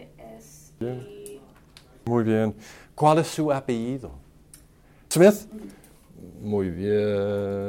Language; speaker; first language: Spanish; non-native, fluent; English